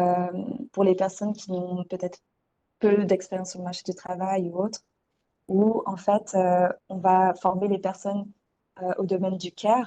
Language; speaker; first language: French; native; French